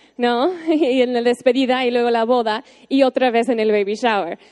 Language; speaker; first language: Spanish; non-native, fluent; English